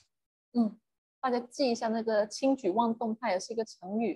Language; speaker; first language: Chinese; non-native, fluent; Vietnamese